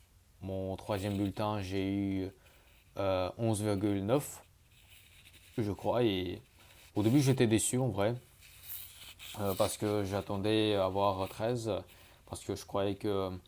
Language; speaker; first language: French; early bilingual, other home language; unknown